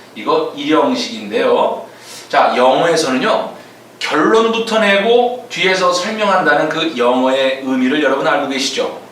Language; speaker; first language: Korean; native; Korean